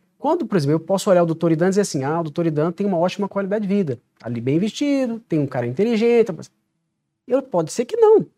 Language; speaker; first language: Portuguese; native; Portuguese